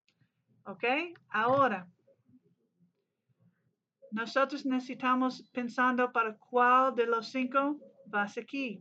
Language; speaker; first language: Spanish; non-native, learner; English